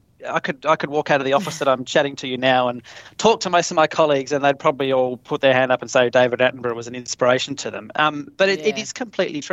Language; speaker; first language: English; native; English